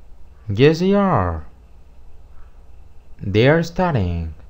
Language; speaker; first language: English; non-native, fluent; Spanish